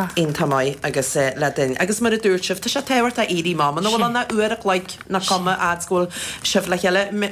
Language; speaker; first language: Irish; native; Irish